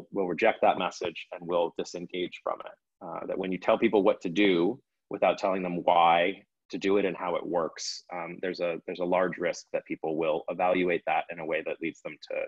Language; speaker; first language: English; native; English